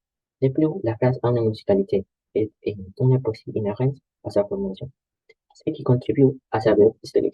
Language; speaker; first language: French; non-native, learner; Spanish